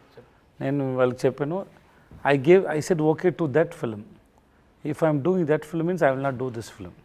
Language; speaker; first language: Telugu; non-native, learner; Tamil